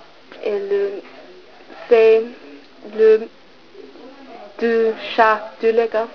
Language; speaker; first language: French; non-native, learner; English